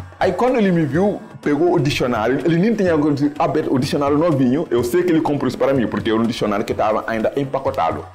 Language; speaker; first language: Portuguese; non-native, fluent; Wolof